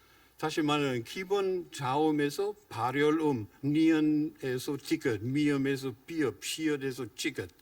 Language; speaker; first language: Korean; non-native, fluent; German